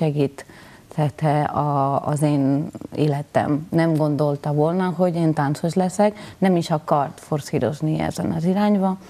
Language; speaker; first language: Hungarian; non-native, learner; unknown